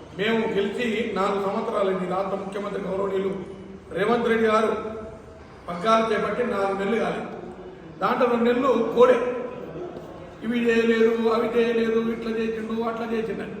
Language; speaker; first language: Telugu; native; Telugu